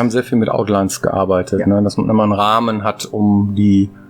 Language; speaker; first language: German; native; German